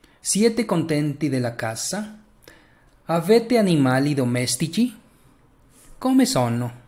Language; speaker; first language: Italian; non-native, learner; Spanish